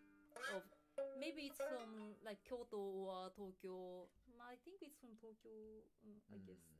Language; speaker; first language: English; non-native, fluent; Japanese